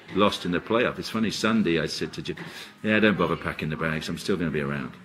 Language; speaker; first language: English; native; English